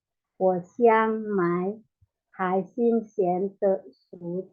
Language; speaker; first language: Chinese; non-native, learner; Indonesian